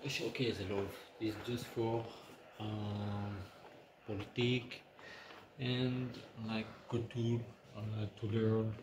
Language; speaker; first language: English; non-native, learner; French